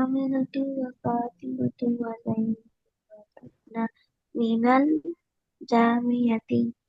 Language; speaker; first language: Arabic; non-native, learner; Bangla